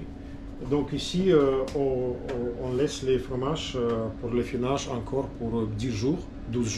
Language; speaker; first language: French; non-native, learner; Russian